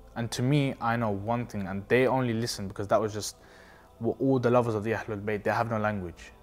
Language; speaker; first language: English; native; English